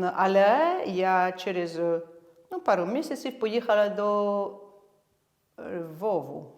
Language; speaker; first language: Ukrainian; non-native, fluent; French